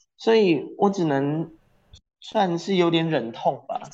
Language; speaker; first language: Chinese; non-native, local second language; Min Nan Chinese